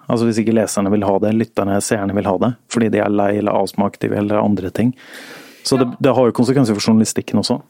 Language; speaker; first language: Norwegian; native; Norwegian